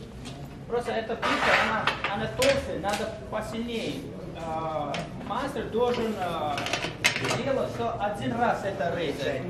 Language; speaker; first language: Russian; non-native, learner; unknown